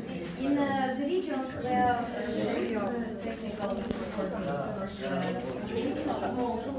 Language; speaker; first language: English; non-native, fluent; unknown